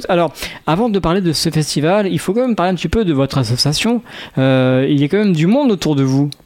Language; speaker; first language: French; native; French